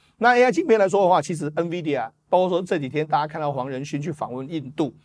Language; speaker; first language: Chinese; native; Chinese